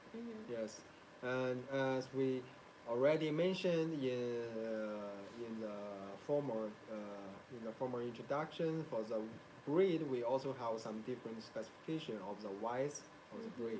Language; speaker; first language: English; non-native, learner; Chinese